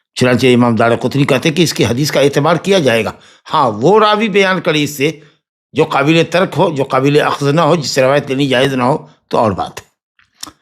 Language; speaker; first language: Urdu; native; Urdu